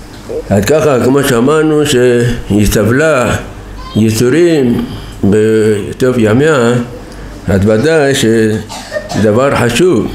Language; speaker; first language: Hebrew; non-native, fluent; Persian